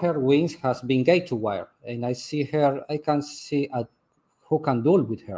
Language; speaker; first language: English; non-native, learner; Spanish